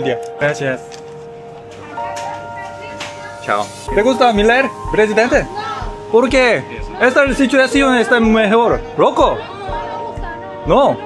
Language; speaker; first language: Spanish; non-native, learner; Korean